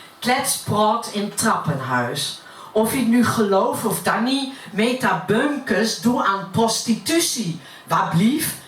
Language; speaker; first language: Dutch; native; Dutch